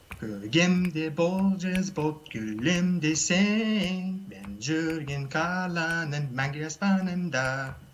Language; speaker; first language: Kazakh; non-native, learner; English